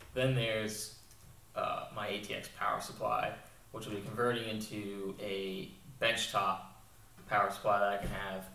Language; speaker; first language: English; native; English